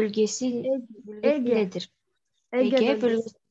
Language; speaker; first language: Turkish; non-native, learner; Kyrgyz